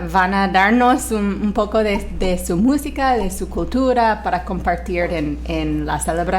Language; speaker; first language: Spanish; non-native, fluent; English